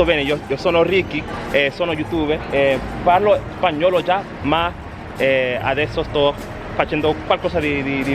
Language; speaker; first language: Italian; non-native, learner; Spanish